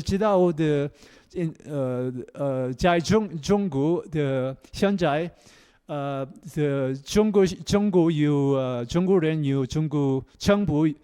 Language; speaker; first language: Chinese; non-native, learner; Korean